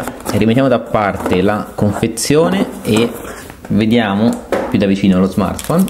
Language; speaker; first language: Italian; native; Italian